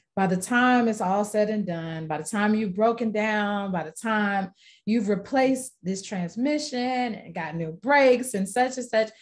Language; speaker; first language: English; native; English